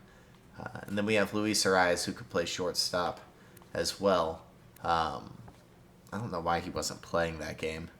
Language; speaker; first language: English; native; English